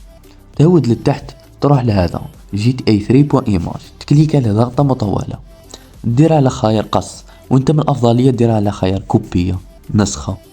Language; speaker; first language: Arabic; native; Arabic